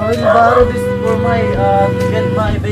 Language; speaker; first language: English; non-native, learner; Filipino